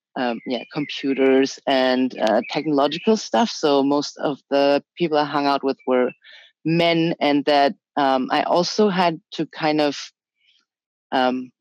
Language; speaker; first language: English; early bilingual, other home language; Chinese